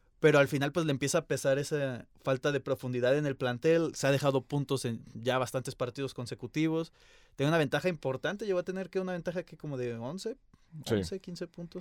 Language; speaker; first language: Spanish; native; Spanish